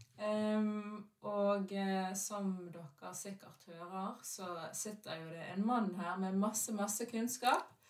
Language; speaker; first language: Norwegian; early bilingual, other home language; Arabic